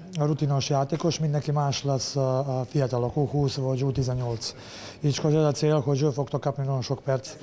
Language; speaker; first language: Hungarian; non-native, learner; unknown